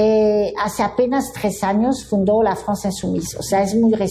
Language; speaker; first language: Spanish; non-native, fluent; French